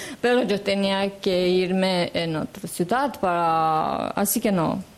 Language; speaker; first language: Spanish; non-native, fluent; Romanian